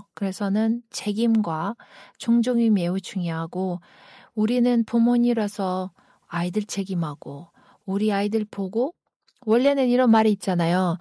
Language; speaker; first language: Korean; non-native, fluent; Kyrgyz